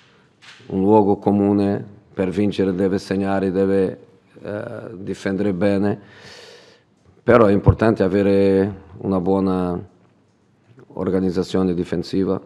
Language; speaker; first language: Italian; non-native, fluent; Portuguese